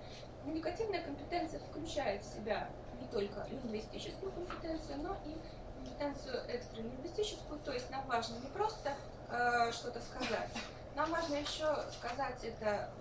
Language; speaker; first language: Russian; native; Russian